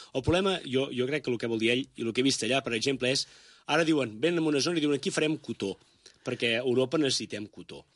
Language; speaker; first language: Catalan; native; Catalan